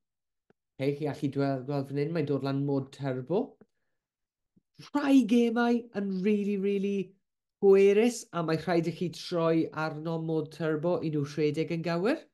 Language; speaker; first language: Welsh; non-native, local second language; English